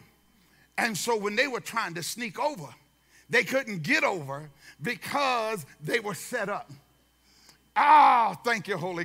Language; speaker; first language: English; native; English